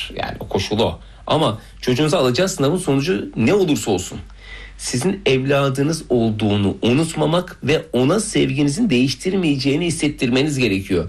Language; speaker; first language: Turkish; native; Turkish